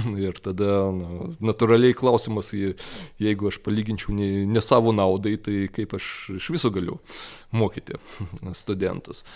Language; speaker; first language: Lithuanian; non-native, local second language; Russian